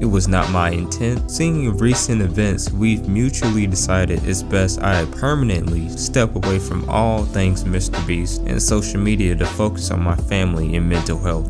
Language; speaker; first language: English; native; English